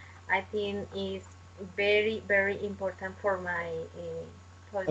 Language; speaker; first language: English; non-native, learner; Spanish